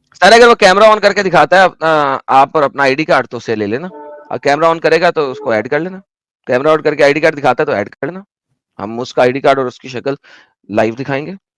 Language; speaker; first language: Hindi; native; Hindi